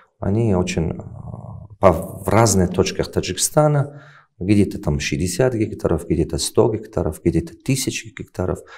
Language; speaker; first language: Russian; non-native, local second language; Tajik